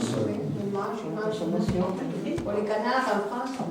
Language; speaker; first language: French; non-native, fluent; Spanish